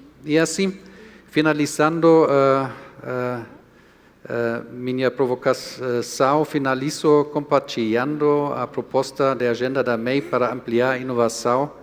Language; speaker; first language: Portuguese; non-native, fluent; German